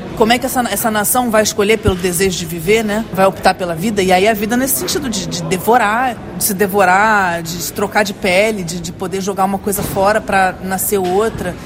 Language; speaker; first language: Portuguese; native; Portuguese